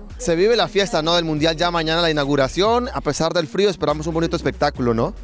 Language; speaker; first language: Spanish; native; Spanish